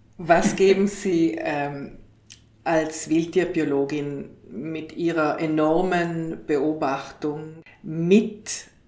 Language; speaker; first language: German; native; German